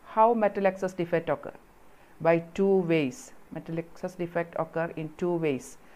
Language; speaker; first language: English; non-native, local second language; Malayalam